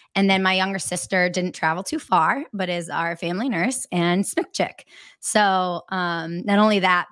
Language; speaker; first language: English; native; English